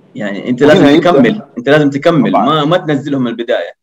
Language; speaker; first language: Arabic; early bilingual, other home language; Indonesian